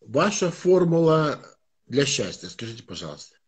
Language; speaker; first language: Russian; non-native, fluent; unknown